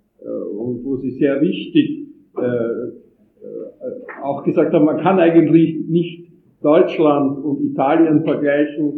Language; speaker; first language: German; non-native, fluent; Italian